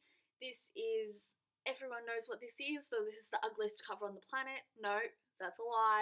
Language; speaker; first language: English; native; English